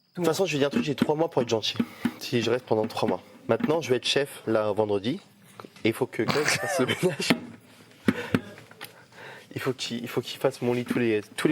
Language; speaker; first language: French; native; French